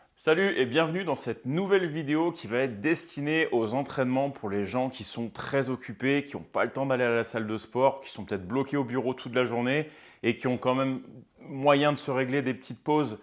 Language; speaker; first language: French; native; French